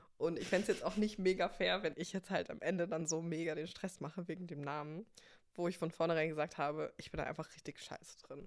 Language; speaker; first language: German; early bilingual, other home language; English